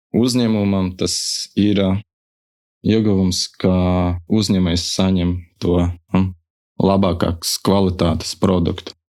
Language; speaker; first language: Latvian; non-native, local second language; Russian